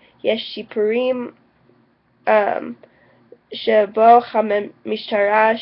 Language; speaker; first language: Hebrew; non-native, learner; English